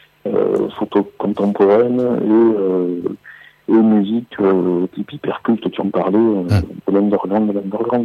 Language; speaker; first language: French; native; French